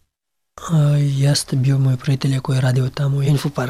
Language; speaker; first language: Serbian; non-native, learner; Pashto